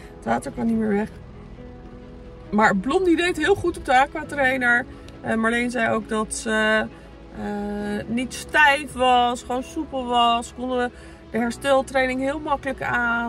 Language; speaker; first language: Dutch; native; Dutch